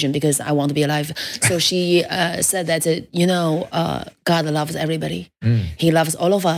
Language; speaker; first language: English; non-native, fluent; Chinese